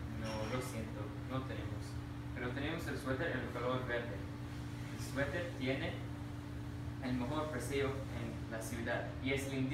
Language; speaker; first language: Spanish; non-native, learner; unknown